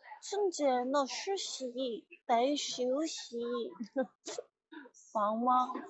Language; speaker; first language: Chinese; non-native, learner; Korean